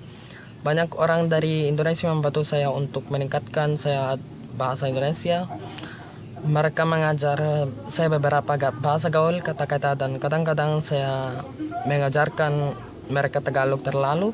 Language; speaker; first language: Indonesian; non-native, learner; Filipino